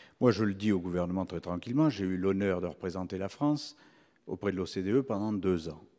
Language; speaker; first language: French; native; French